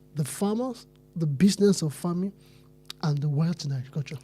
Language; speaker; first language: English; non-native, local second language; Yoruba